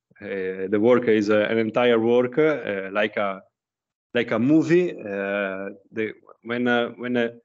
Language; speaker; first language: English; non-native, learner; Italian